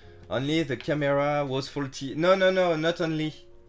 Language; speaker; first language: English; non-native, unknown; French